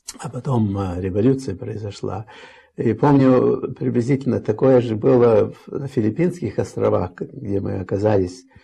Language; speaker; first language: Russian; early bilingual, heritage; Russian